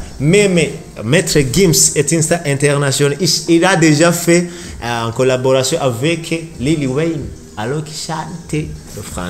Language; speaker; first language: French; non-native, learner; Rundi